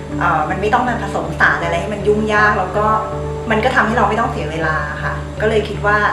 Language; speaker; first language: Thai; native; Thai